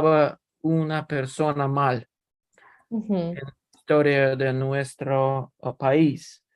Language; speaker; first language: Spanish; non-native, learner; Russian